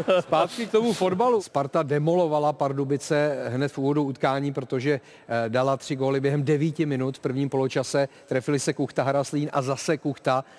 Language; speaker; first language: Czech; native; Czech